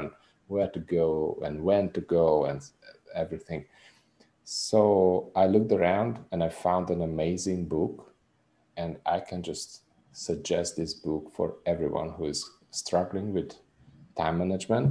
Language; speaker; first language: English; non-native, fluent; Hungarian